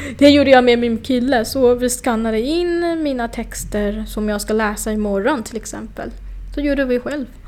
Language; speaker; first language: Swedish; non-native, fluent; Chinese